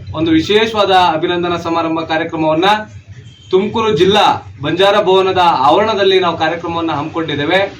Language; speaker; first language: Kannada; non-native, local second language; Lambadi